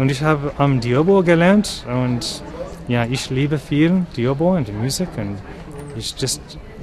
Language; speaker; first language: German; non-native, learner; English